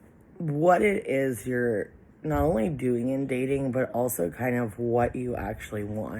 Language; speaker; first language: English; native; English